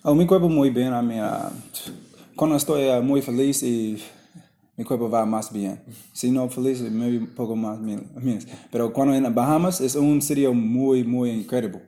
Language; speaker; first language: Spanish; non-native, learner; English